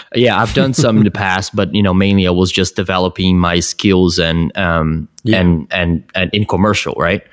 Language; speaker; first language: English; non-native, fluent; Portuguese